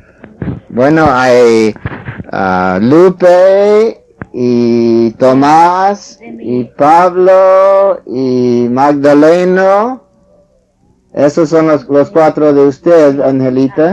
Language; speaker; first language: Spanish; non-native, fluent; English